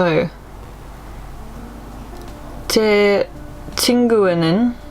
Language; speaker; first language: Korean; non-native, learner; English